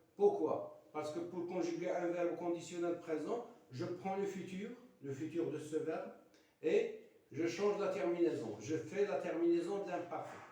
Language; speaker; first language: French; non-native, local second language; Arabic